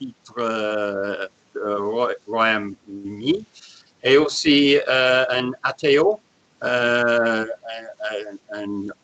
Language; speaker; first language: French; non-native, learner; English